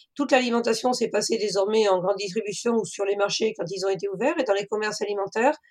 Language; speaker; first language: French; native; French